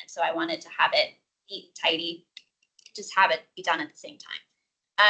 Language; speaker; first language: English; native; English